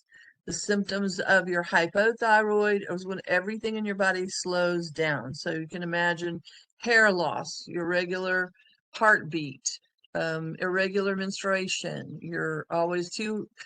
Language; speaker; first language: English; native; English